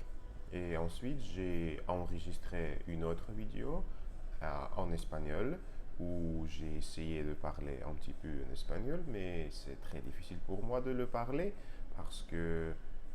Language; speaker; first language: French; non-native, learner; Russian